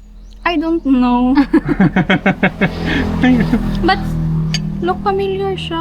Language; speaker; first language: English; non-native, local second language; Filipino